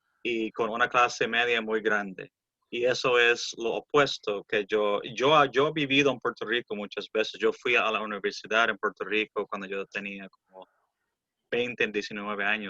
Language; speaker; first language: Spanish; early bilingual, heritage; English